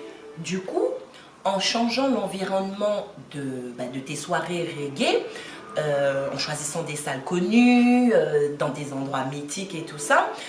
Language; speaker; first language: French; native; French